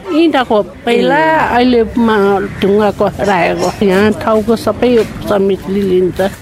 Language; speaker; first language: Nepali; non-native, local second language; Newari